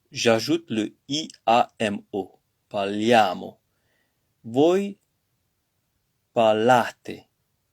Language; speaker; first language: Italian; non-native, learner; French